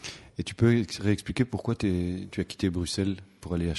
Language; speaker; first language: French; native; French